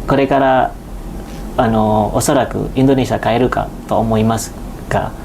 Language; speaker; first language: Japanese; non-native, fluent; Indonesian